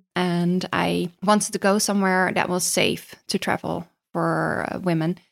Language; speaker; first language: English; non-native, fluent; Dutch